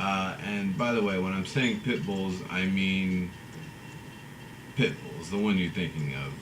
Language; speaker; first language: English; native; English